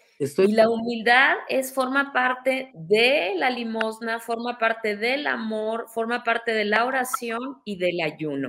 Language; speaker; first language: Spanish; native; Spanish